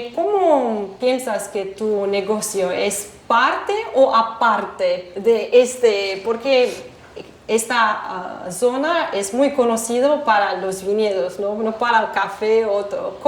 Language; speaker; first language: Spanish; non-native, fluent; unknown